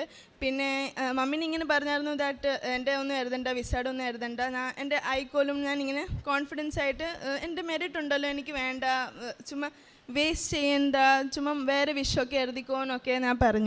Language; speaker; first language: Malayalam; early bilingual, heritage; Malayalam